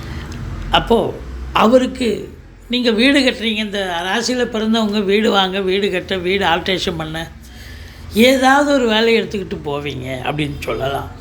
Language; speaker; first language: Tamil; native; Tamil